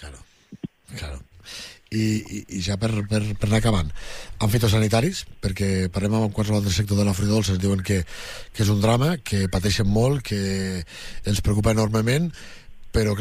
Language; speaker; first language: Catalan; native; Catalan